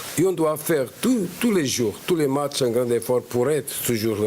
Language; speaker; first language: French; non-native, fluent; Portuguese